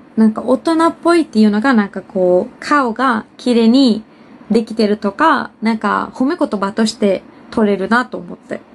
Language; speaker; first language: Japanese; non-native, fluent; Urdu